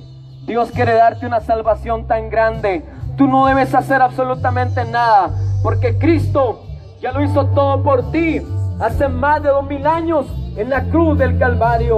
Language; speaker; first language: Spanish; native; Spanish